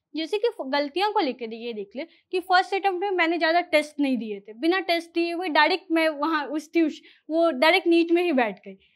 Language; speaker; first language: Hindi; native; Hindi